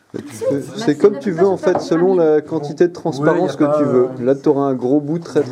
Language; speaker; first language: French; native; French